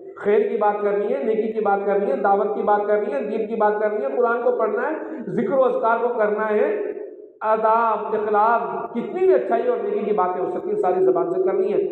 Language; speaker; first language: Urdu; non-native, local second language; Sindhi